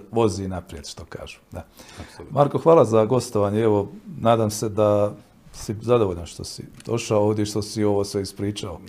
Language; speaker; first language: Croatian; native; Croatian